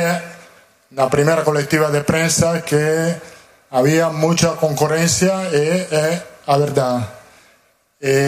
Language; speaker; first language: Portuguese; non-native, learner; Italian